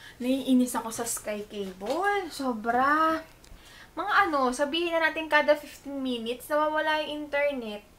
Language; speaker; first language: Filipino; native; Filipino